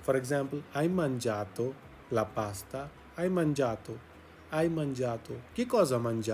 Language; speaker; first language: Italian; non-native, fluent; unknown